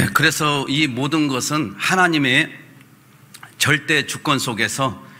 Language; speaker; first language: Korean; native; Korean